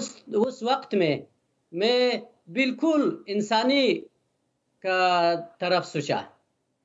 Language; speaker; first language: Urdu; non-native, learner; Persian